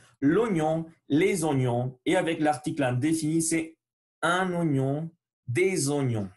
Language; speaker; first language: French; non-native, learner; Spanish